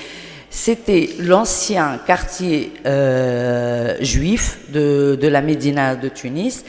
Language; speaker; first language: French; non-native, local second language; Arabic